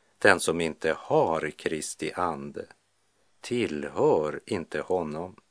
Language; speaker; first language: Swedish; native; Swedish